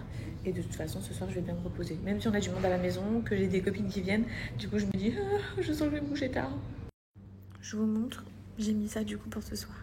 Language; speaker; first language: French; native; French